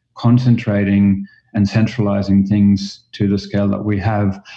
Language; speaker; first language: English; non-native, fluent; Finnish